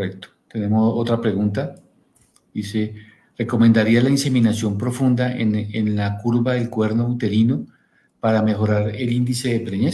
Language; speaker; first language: Spanish; native; Spanish